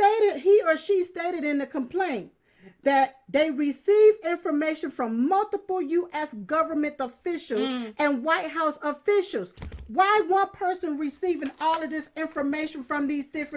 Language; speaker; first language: English; native; English